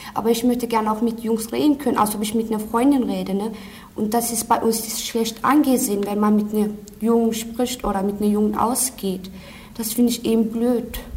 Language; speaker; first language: German; early bilingual, other home language; Turkish